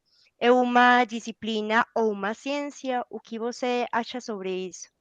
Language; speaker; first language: Portuguese; non-native, learner; Spanish